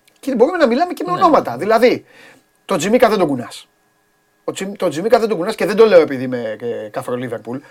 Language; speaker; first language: Greek; native; Greek